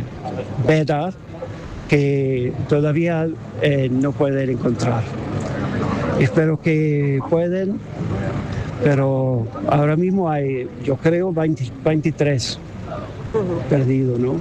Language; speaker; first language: Spanish; non-native, fluent; English